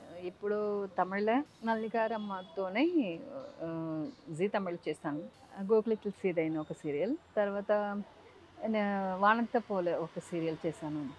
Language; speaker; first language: Telugu; non-native, local second language; Tamil